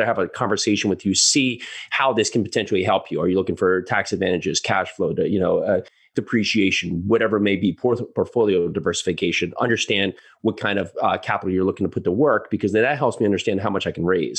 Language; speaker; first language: English; native; English